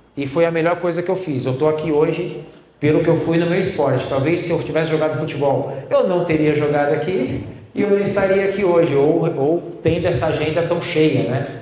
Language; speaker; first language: Portuguese; native; Portuguese